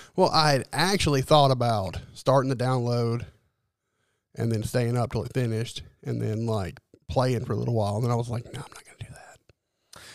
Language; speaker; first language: English; native; English